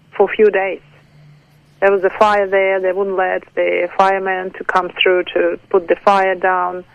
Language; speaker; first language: English; non-native, fluent; Ukrainian